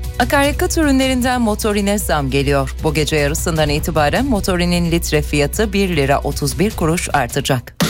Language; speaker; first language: Turkish; native; Turkish